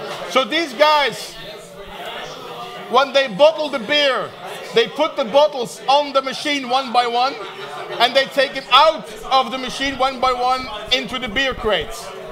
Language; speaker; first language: English; non-native, fluent; Dutch